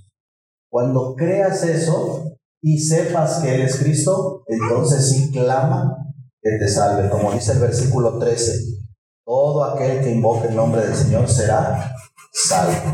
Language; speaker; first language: Spanish; native; Spanish